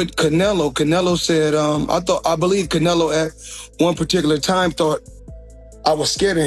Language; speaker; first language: English; native; English